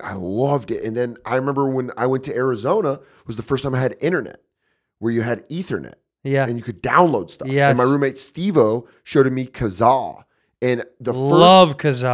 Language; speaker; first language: English; native; English